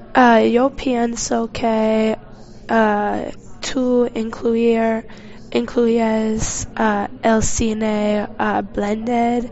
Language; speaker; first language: Spanish; non-native, learner; English